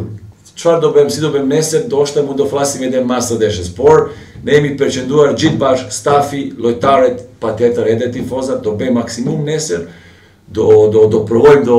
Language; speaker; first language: Albanian; non-native, fluent; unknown